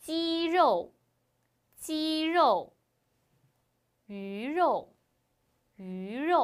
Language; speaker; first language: Chinese; non-native, fluent; Korean